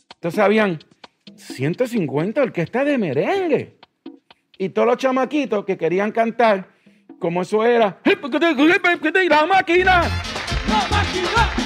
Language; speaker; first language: Spanish; native; Spanish